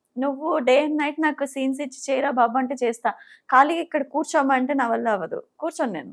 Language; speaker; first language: Telugu; non-native, fluent; Bangla